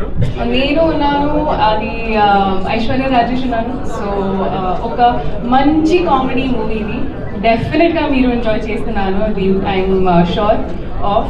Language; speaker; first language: Telugu; non-native, fluent; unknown